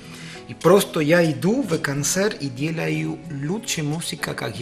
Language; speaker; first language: Russian; non-native, learner; Spanish